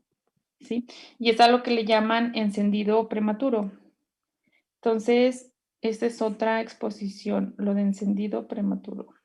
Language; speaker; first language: Spanish; native; Spanish